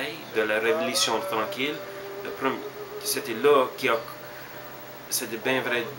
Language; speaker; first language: French; non-native, learner; English